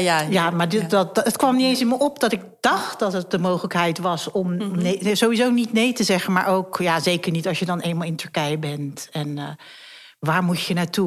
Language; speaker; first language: Dutch; early bilingual, other home language; Turkish